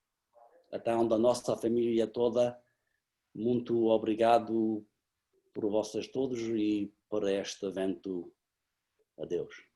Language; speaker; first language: Portuguese; early bilingual, heritage; English